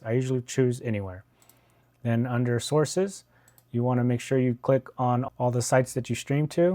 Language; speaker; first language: English; native; English